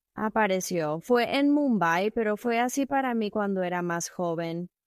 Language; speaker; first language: Spanish; non-native, fluent; Chinese